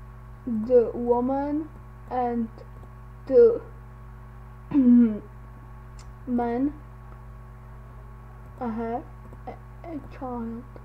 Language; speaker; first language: English; non-native, learner; Czech